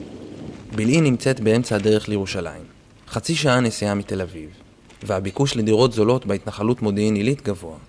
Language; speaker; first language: Hebrew; native; Hebrew